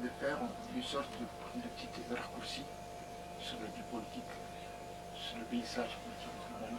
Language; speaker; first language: French; non-native, fluent; Romanian